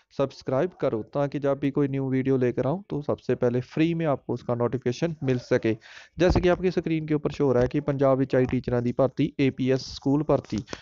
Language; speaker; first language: Hindi; non-native, local second language; Punjabi